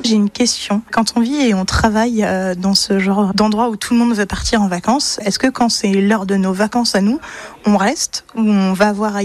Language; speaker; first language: French; native; French